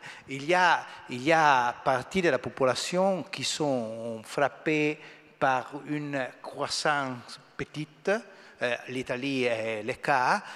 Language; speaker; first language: French; non-native, fluent; Italian